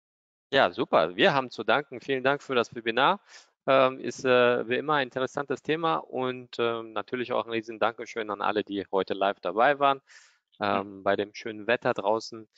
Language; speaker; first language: German; native; German